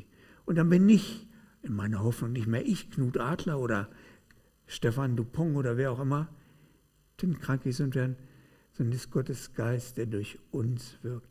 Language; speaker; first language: German; native; German